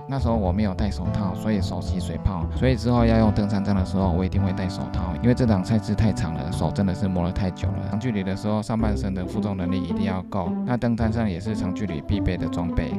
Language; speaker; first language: Chinese; native; Chinese